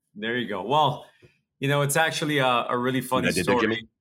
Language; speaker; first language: English; early bilingual, other home language; Portuguese